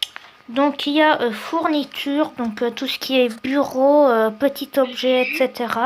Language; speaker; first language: French; native; French